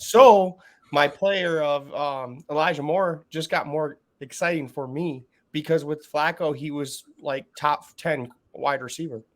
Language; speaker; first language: English; native; English